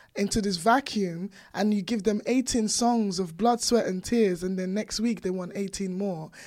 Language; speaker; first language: English; non-native, local second language; Igbo